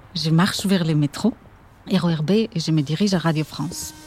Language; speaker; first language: French; non-native, fluent; Portuguese